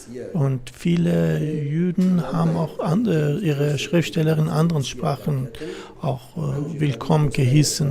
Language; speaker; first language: German; non-native, fluent; Kurdish